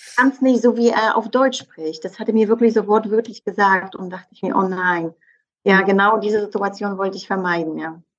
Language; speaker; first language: German; non-native, fluent; Polish